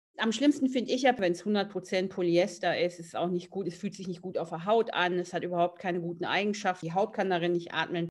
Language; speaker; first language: German; native; German